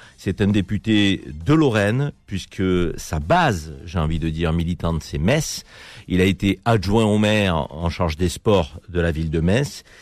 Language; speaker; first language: French; native; French